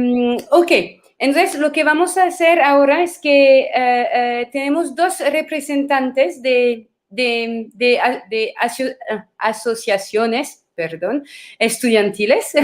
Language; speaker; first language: Spanish; non-native, fluent; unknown